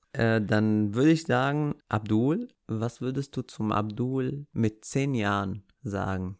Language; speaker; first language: German; native; German